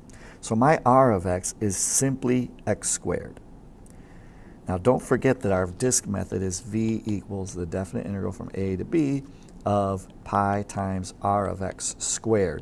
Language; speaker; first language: English; native; English